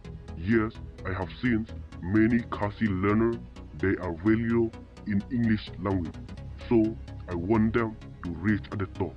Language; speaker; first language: English; non-native, local second language; Khasi